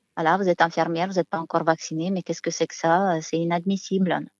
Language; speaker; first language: French; non-native, fluent; Romanian